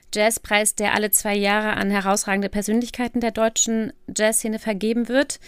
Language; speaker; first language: German; native; German